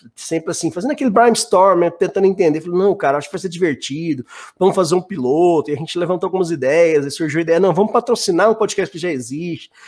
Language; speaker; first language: Portuguese; native; Portuguese